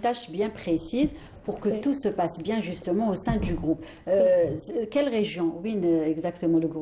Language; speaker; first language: French; non-native, local second language; Arabic